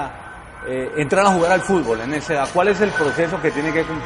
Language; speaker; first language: Spanish; native; Spanish